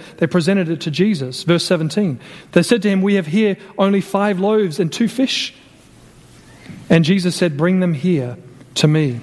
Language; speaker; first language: English; native; English